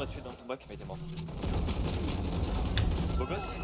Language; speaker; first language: French; native; French